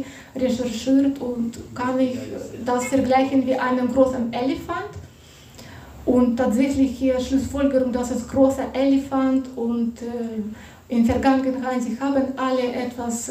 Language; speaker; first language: German; non-native, fluent; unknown